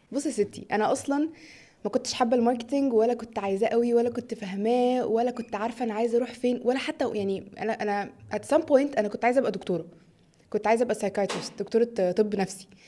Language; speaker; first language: Egyptian Arabic; early bilingual, heritage; Arabic